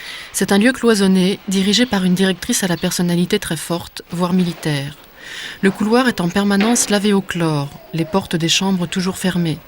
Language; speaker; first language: French; native; French